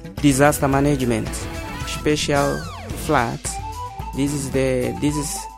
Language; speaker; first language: English; non-native, learner; Portuguese